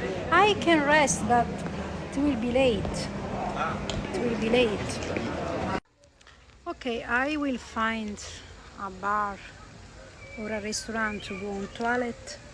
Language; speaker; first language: English; non-native, learner; Italian